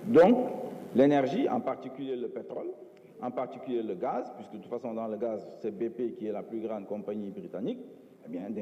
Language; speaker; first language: French; non-native, local second language; Wolof